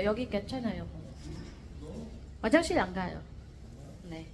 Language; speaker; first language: Korean; non-native, learner; Filipino